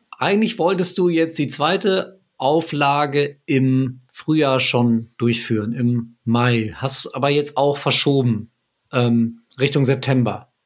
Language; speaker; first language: German; native; German